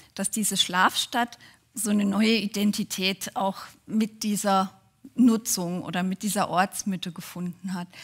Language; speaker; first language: German; native; German